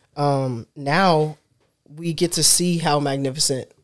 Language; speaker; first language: English; native; English